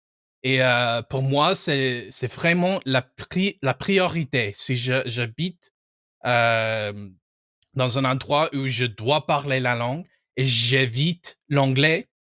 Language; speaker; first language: French; non-native, fluent; English